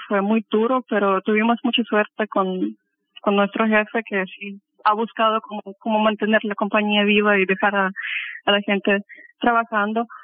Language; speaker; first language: Spanish; early bilingual, heritage; Spanish